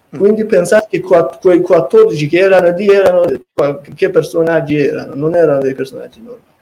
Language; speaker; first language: Italian; non-native, fluent; Persian